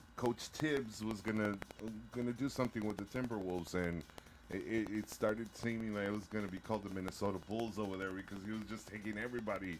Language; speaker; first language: English; early bilingual, other home language; Spanish